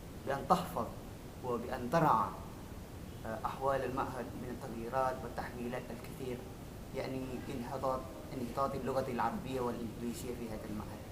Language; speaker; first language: Arabic; non-native, learner; Indonesian